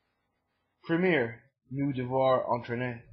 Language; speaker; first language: French; non-native, learner; English